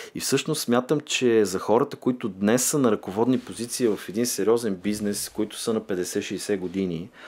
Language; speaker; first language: Bulgarian; native; Bulgarian